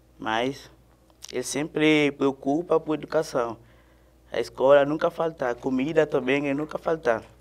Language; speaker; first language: Portuguese; non-native, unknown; Haitian Creole